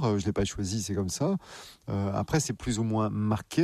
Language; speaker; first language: French; native; French